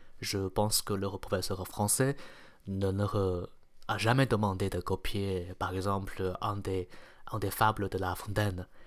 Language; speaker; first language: French; non-native, fluent; Chinese